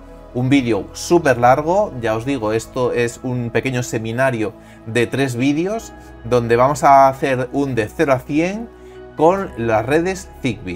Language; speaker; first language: Spanish; native; Spanish